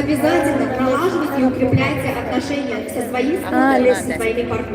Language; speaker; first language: Russian; native; Russian